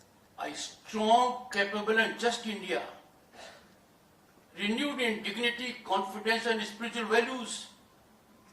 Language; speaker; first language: English; non-native, local second language; Hindi